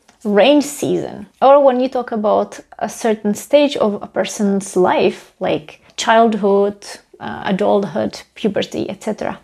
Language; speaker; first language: English; non-native, fluent; Czech